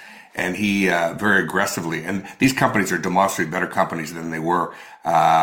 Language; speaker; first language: English; native; English